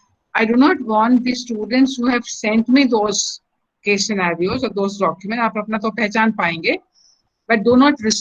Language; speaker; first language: Hindi; native; Hindi